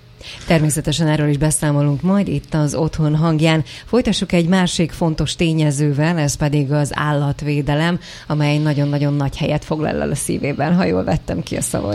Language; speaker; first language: Hungarian; native; Hungarian